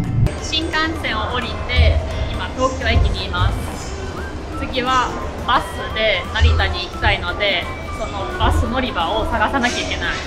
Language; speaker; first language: Japanese; non-native, fluent; German